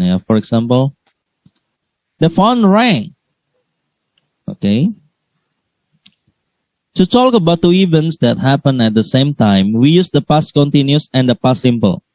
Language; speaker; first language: English; non-native, learner; Indonesian